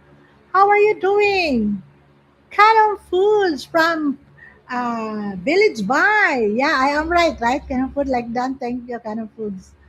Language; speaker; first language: English; non-native, local second language; Filipino